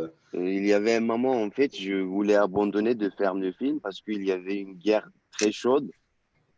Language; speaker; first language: French; non-native, learner; Turkish